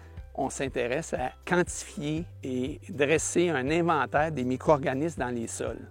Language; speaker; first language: French; native; French